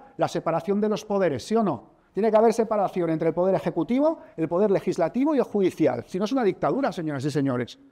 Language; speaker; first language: Spanish; native; Spanish